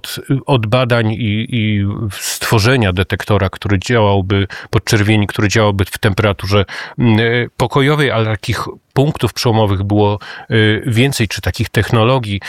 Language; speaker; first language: Polish; native; Polish